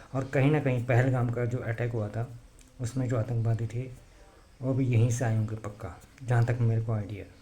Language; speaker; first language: Hindi; native; Hindi